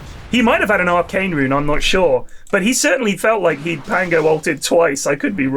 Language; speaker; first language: English; native; English